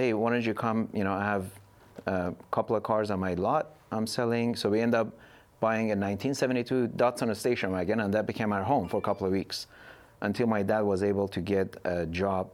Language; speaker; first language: English; non-native, fluent; Persian